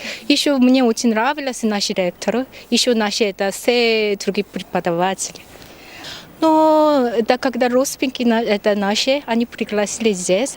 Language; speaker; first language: Russian; non-native, learner; Korean